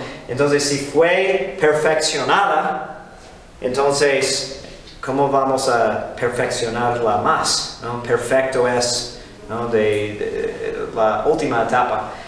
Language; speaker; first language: Spanish; non-native, fluent; English